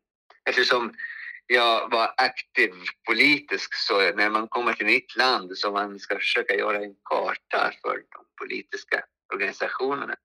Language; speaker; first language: Swedish; non-native, fluent; Arabic